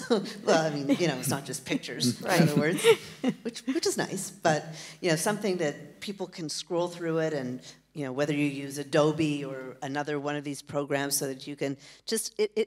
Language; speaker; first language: English; native; English